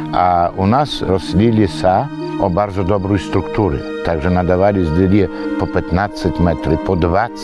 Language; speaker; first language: Polish; non-native, local second language; Belarusian